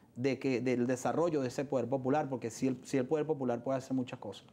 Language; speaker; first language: Spanish; native; Spanish